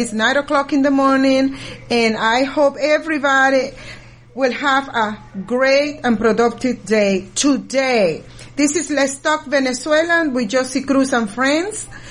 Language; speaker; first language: English; non-native, fluent; Spanish